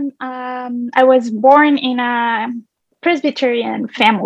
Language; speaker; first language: English; non-native, fluent; Spanish